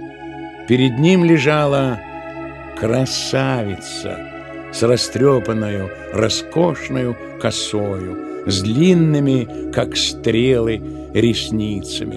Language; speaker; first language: Russian; native; Russian